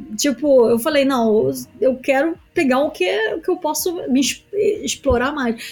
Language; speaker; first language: Portuguese; native; Portuguese